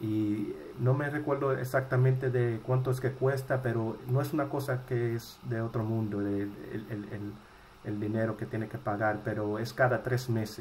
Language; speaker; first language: Spanish; early bilingual, heritage; Spanish